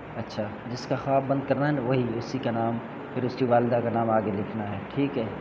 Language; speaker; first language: Urdu; non-native, local second language; Sindhi